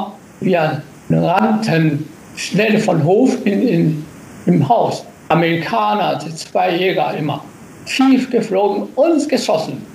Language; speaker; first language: German; non-native, learner; Japanese